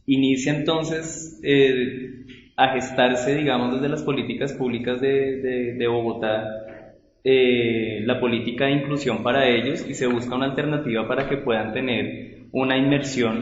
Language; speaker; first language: Spanish; native; Spanish